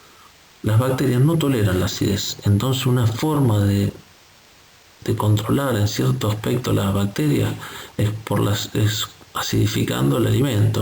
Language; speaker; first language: Spanish; native; Spanish